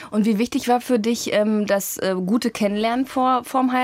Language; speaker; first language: German; native; German